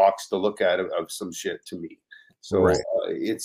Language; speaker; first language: English; native; English